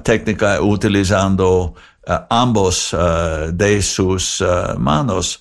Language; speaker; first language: Spanish; non-native, learner; English